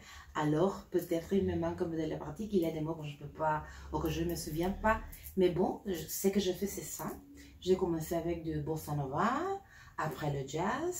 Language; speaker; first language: French; non-native, learner; Spanish